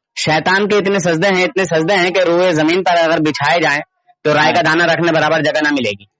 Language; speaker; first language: Urdu; native; Urdu